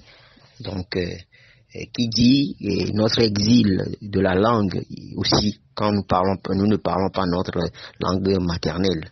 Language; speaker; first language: French; non-native, local second language; Ewe